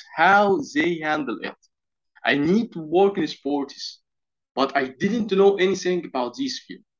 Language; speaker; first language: English; non-native, learner; Arabic